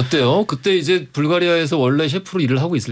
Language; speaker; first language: Korean; native; Korean